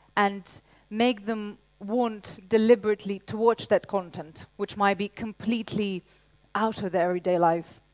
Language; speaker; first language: English; non-native, fluent; Ukrainian